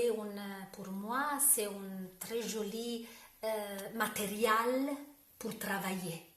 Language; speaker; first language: French; non-native, learner; Italian